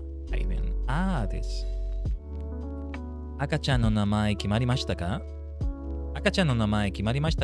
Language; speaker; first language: Japanese; non-native, learner; English